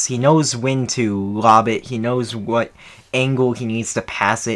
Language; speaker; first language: English; native; English